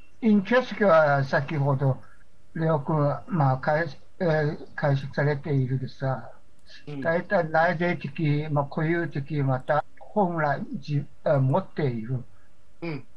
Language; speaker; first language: Japanese; non-native, fluent; Chinese